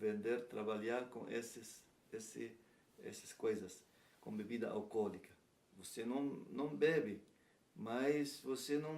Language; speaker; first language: Portuguese; non-native, learner; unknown